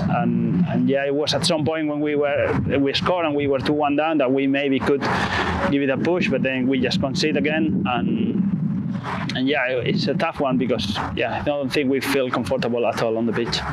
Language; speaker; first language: English; non-native, fluent; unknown